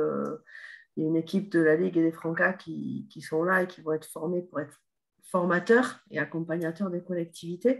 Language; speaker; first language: French; native; French